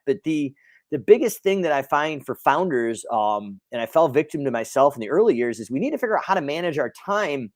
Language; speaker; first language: English; native; English